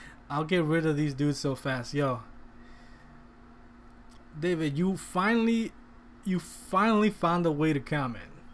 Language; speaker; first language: English; early bilingual, other home language; Spanish